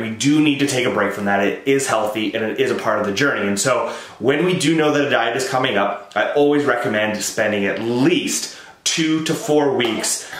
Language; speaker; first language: English; native; English